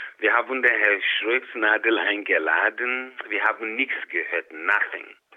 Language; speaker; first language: German; non-native, fluent; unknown